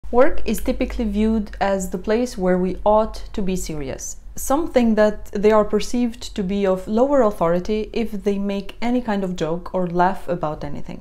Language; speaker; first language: English; non-native, fluent; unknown